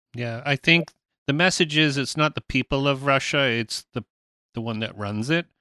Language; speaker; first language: English; native; English